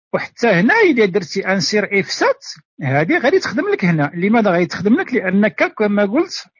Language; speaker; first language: Arabic; native; Arabic